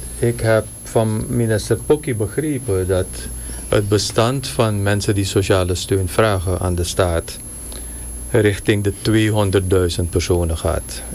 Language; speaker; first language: Dutch; native; Dutch